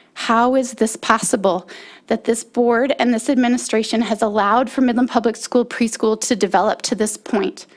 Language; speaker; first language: English; native; English